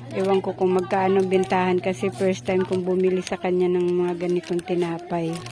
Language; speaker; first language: Filipino; non-native, local second language; Cebuano